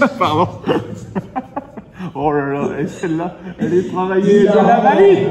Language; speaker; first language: French; native; French